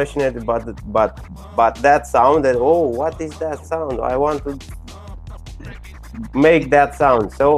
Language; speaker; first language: English; non-native, learner; Romanian